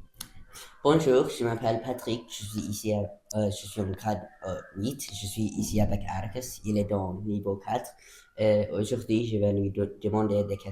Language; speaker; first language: French; non-native, local second language; English